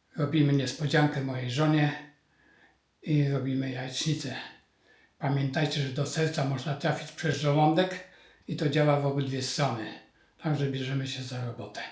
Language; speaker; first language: Polish; native; Polish